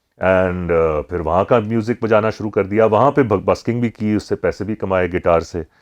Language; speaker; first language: Urdu; native; Urdu